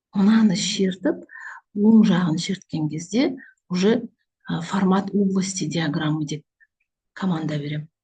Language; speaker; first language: Russian; non-native, local second language; Kazakh